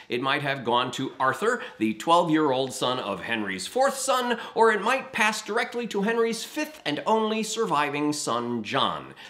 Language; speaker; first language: English; native; English